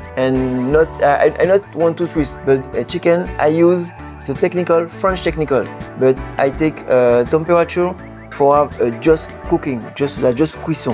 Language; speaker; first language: English; non-native, learner; French